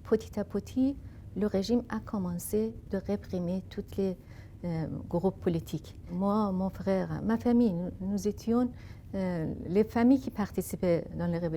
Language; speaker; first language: French; non-native, fluent; Persian